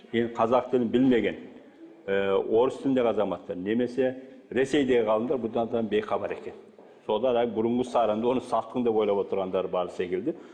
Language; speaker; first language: Kazakh; early bilingual, heritage; Kazakh